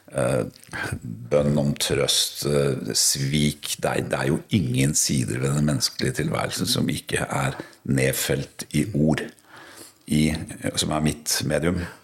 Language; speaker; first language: Norwegian; native; Norwegian